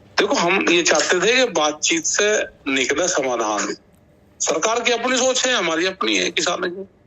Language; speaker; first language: Hindi; native; Hindi